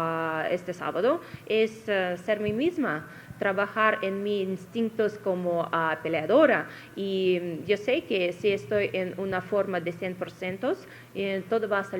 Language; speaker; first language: Spanish; non-native, fluent; Russian